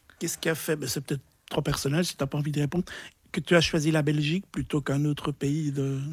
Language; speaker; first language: French; native; French